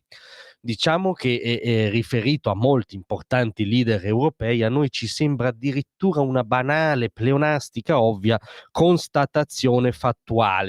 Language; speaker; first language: Italian; native; Italian